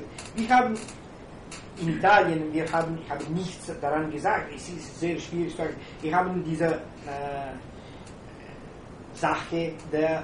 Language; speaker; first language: German; non-native, fluent; Italian